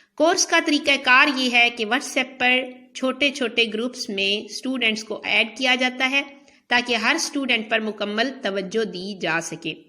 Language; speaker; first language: Urdu; native; Urdu